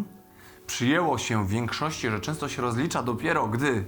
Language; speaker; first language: Polish; native; Polish